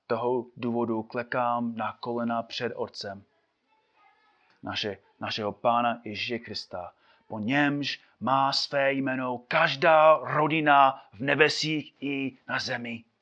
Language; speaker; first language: Czech; non-native, fluent; English